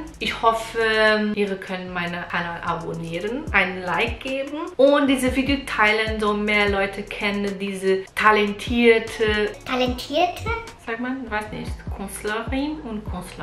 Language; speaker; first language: German; non-native, learner; Portuguese